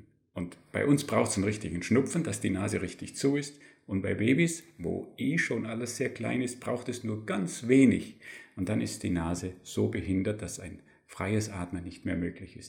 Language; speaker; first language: German; native; German